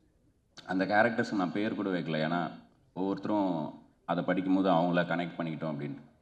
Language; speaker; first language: Tamil; native; Tamil